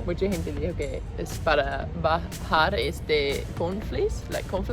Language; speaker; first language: Spanish; non-native, learner; English